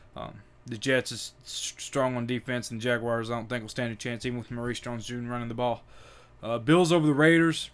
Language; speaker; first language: English; native; English